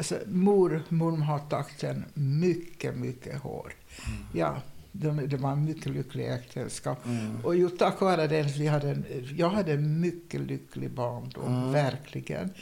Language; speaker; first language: Swedish; non-native, fluent; Hungarian